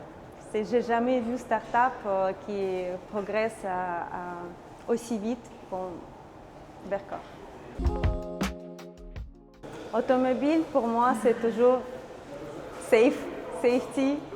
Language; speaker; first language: French; non-native, learner; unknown